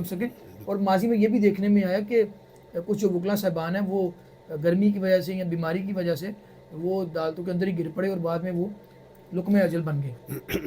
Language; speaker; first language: Urdu; native; Urdu